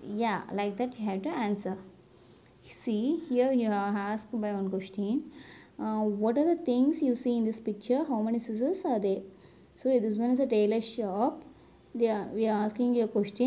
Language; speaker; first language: English; non-native, local second language; Tamil